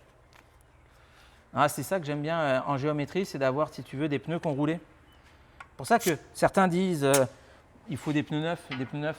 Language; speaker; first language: French; native; French